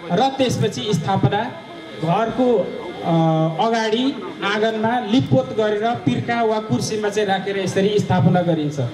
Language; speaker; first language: Nepali; non-native, local second language; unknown